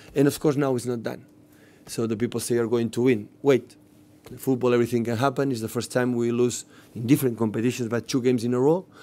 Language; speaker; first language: English; non-native, fluent; Catalan